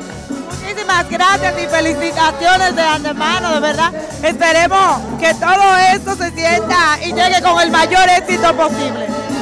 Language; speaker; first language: Spanish; native; Spanish